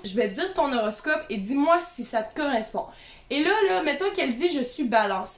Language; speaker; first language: French; native; French